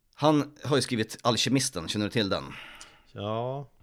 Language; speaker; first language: Swedish; early bilingual, other home language; Polish